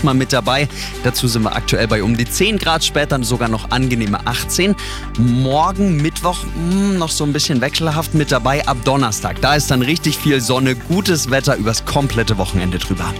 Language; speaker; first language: German; native; German